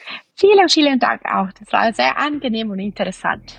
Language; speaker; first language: German; non-native, fluent; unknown